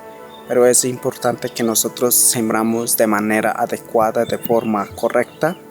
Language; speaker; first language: Spanish; non-native, local second language; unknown